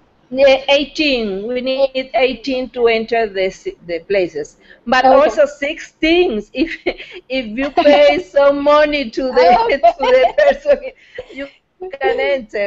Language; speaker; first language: English; non-native, fluent; Spanish